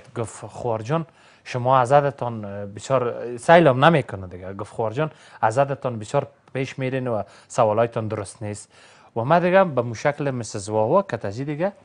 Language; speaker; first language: Persian; native; Persian